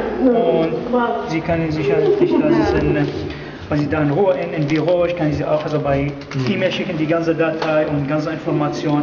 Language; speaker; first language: German; non-native, learner; Arabic